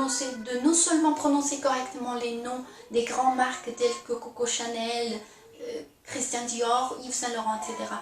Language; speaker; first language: French; non-native, fluent; Chinese